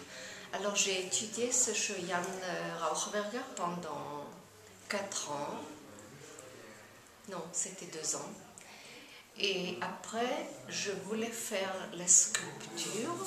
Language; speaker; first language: French; non-native, fluent; German